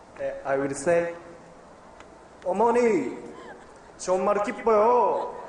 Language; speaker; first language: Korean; non-native, learner; Japanese